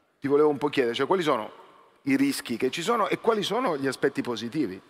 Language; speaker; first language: Italian; native; Italian